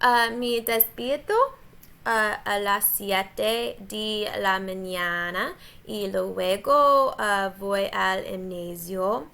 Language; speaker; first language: Spanish; non-native, learner; English